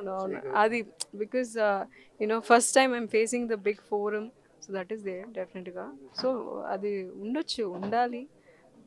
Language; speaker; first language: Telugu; non-native, learner; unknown